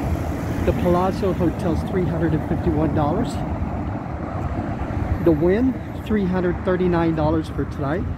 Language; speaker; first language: English; native; English